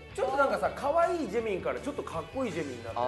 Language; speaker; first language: Japanese; native; Japanese